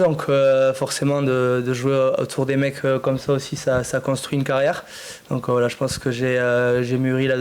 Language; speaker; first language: French; native; French